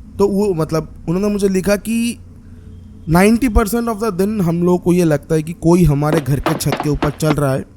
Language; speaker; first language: Hindi; non-native, local second language; Bangla